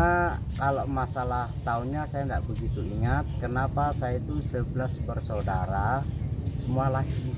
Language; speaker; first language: Indonesian; non-native, local second language; Javanese